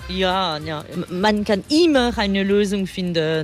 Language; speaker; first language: German; non-native, fluent; French